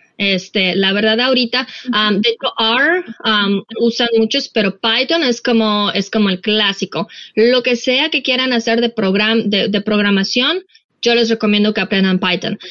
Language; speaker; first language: Spanish; non-native, fluent; Russian